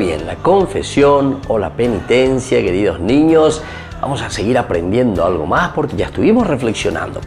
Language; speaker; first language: Spanish; native; Spanish